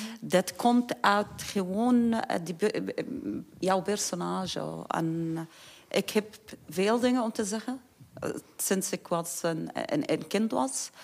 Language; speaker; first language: Dutch; non-native, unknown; Arabic